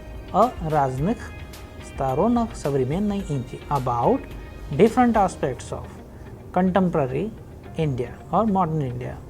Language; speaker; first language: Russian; non-native, fluent; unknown